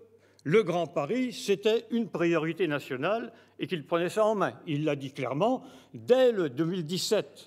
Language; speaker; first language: French; native; French